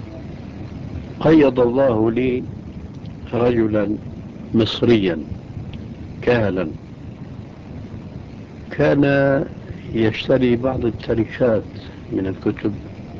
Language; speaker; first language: Arabic; early bilingual, other home language; Albanian